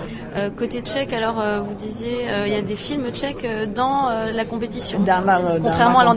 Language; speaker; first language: French; native; French